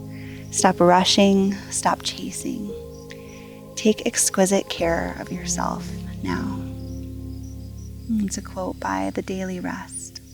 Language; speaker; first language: English; native; English